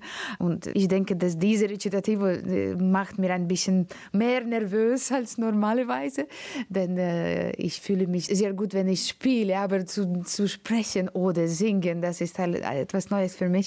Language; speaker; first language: German; non-native, fluent; Russian